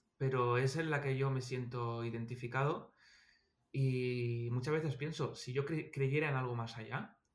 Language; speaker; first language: Spanish; native; Spanish